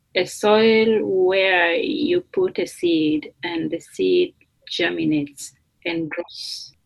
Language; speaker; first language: English; non-native, local second language; Luyia